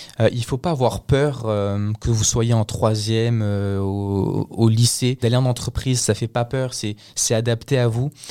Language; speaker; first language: French; early bilingual, other home language; Spanish